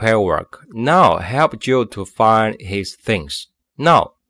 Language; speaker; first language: English; non-native, fluent; Chinese